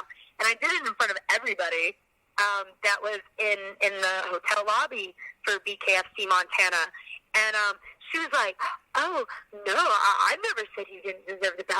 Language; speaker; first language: English; native; English